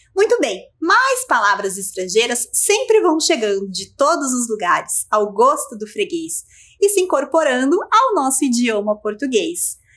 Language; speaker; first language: Portuguese; native; Portuguese